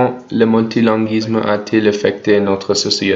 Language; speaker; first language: French; non-native, learner; English